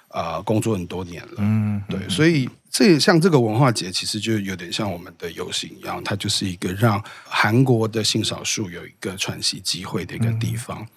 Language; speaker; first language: Chinese; native; Chinese